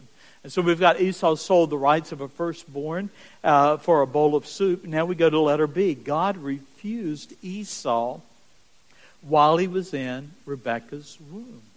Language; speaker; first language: English; native; English